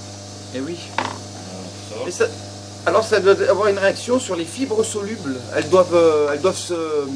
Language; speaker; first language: French; native; French